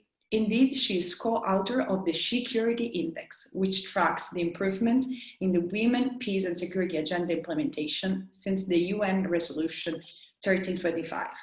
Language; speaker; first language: English; non-native, fluent; Italian